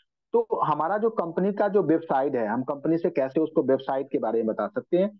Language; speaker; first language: Hindi; native; Hindi